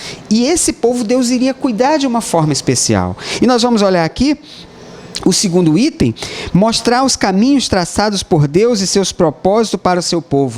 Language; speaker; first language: Portuguese; native; Portuguese